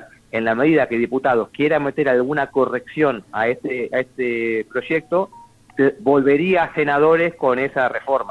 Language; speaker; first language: Spanish; native; Spanish